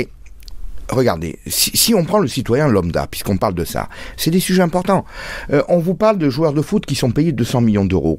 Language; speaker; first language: French; native; French